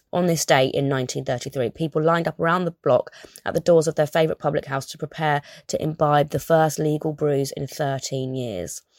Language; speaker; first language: English; native; English